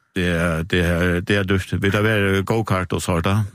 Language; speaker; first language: Danish; non-native, local second language; Faroese